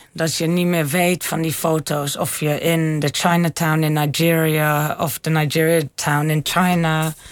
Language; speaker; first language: Dutch; early bilingual, heritage; Dutch